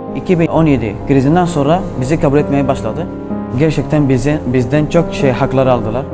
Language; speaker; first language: Turkish; early bilingual, other home language; Arabic